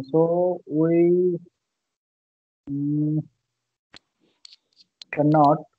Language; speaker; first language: English; non-native, learner; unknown